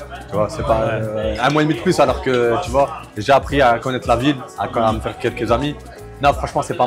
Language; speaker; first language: French; native; French